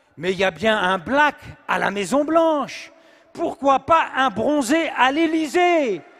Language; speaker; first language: French; native; French